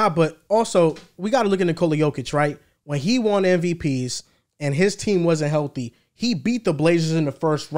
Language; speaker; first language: English; native; English